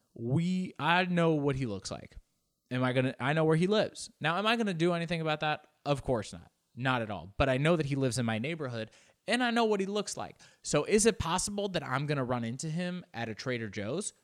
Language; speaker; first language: English; early bilingual, other home language; Spanish